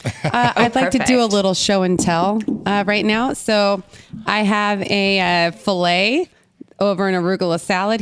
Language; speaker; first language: English; native; English